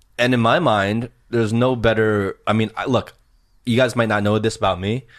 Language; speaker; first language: English; early bilingual, other home language; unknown